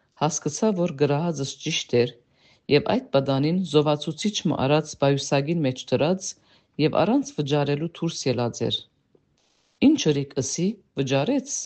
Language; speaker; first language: Armenian; early bilingual, heritage; Armenian